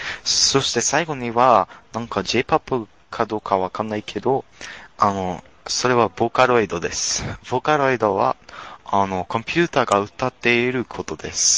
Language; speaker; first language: Japanese; non-native, learner; English